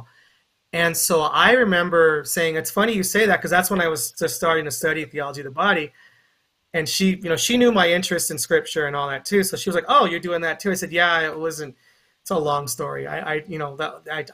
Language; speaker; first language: English; native; English